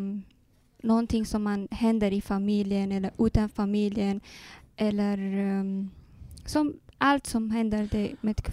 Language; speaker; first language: Swedish; non-native, learner; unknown